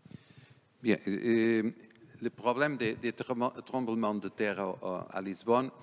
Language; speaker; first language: French; non-native, fluent; Portuguese